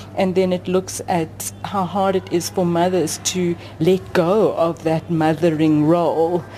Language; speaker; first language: English; native; English